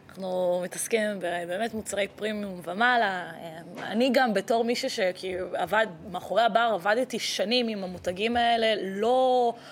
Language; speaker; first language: Hebrew; early bilingual, other home language; Russian